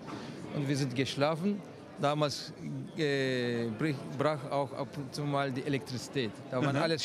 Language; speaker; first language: German; non-native, fluent; Turkish